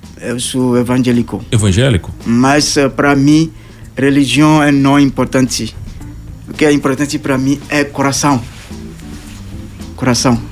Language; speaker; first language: Portuguese; non-native, learner; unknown